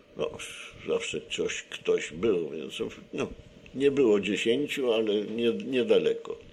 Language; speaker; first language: Polish; native; Polish